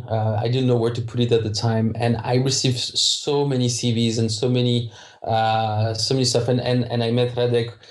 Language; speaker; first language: English; non-native, fluent; French